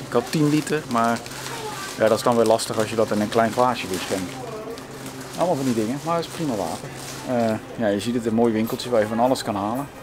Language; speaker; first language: Dutch; native; Dutch